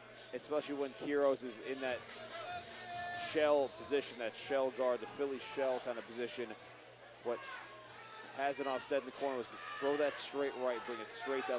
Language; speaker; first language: English; native; English